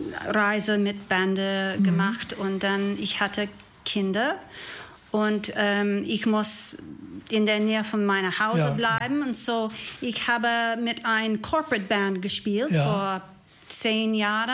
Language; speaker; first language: German; non-native, learner; English